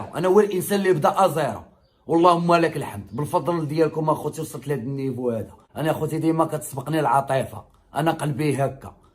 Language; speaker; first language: Arabic; native; Arabic